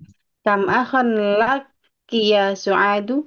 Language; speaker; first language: Arabic; non-native, learner; Indonesian